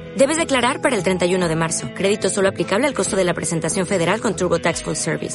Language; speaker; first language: Spanish; non-native, learner; Persian